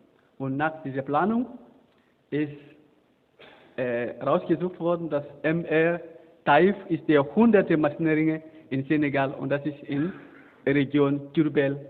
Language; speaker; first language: German; non-native, learner; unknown